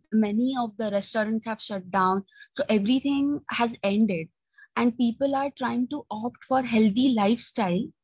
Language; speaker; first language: English; non-native, local second language; Marathi